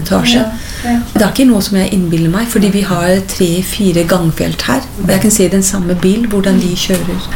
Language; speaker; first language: Norwegian; non-native, fluent; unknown